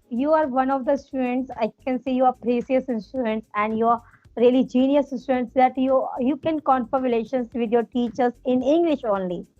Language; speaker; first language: English; non-native, learner; Hindi